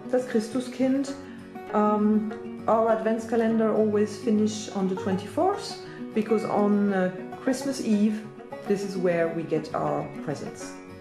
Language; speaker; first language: English; non-native, fluent; German